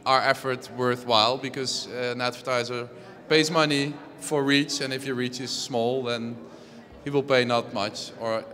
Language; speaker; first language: English; non-native, fluent; Dutch